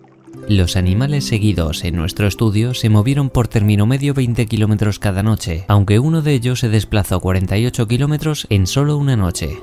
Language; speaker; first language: Spanish; native; Spanish